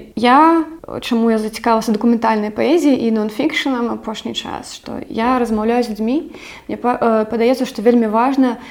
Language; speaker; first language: Belarusian; non-native, local second language; Russian